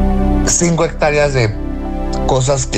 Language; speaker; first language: Spanish; native; Spanish